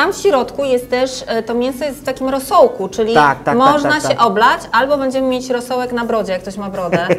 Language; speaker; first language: Polish; native; Polish